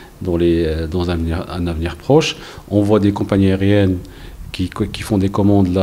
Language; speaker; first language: French; non-native, local second language; Arabic